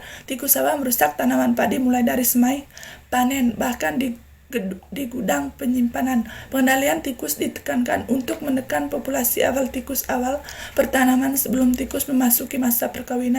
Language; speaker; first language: Indonesian; non-native, learner; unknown